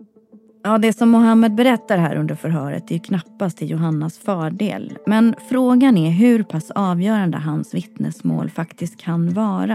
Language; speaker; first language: Swedish; native; Swedish